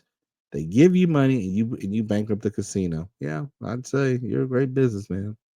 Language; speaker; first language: English; native; English